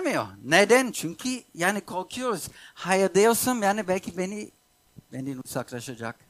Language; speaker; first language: Turkish; non-native, fluent; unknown